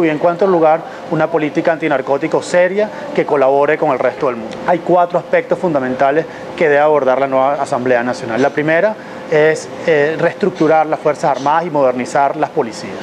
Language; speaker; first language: Spanish; native; Spanish